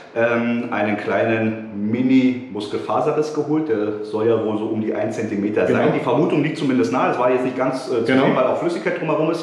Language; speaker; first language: German; native; German